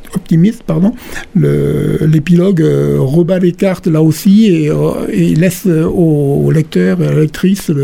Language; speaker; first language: French; native; French